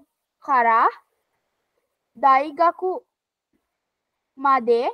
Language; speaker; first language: Japanese; non-native, learner; Sinhala